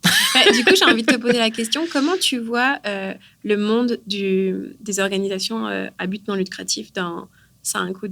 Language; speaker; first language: French; native; French